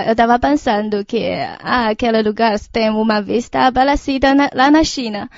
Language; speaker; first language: Portuguese; non-native, fluent; Chinese